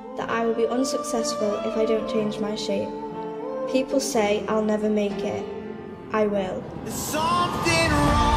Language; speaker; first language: English; native; English